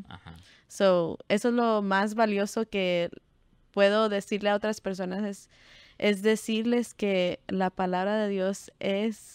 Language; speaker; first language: Spanish; early bilingual, heritage; Spanish